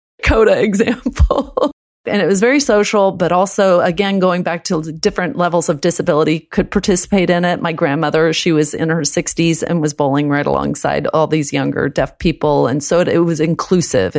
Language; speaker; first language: English; early bilingual, other home language; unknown